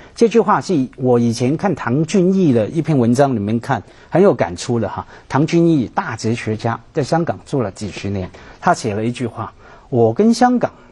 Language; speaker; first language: Chinese; non-native, local second language; Cantonese